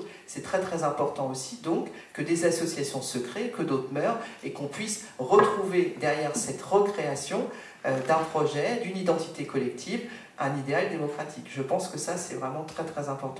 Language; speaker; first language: French; native; French